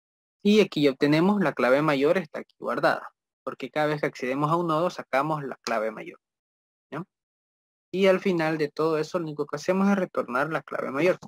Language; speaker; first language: Spanish; native; Spanish